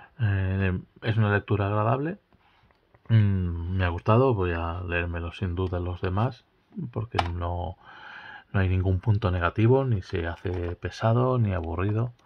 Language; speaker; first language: Spanish; native; Spanish